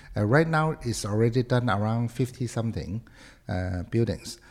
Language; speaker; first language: English; non-native, local second language; Cantonese